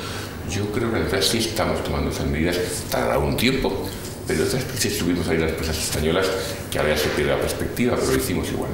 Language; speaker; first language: Spanish; native; Spanish